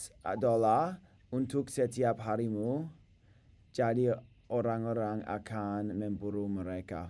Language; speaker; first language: Indonesian; non-native, learner; English